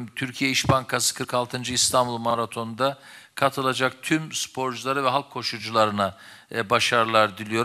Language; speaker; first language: Turkish; native; Turkish